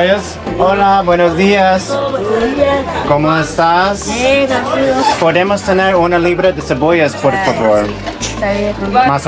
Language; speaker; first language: Spanish; non-native, learner; English